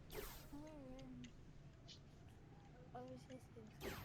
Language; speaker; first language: French; native; French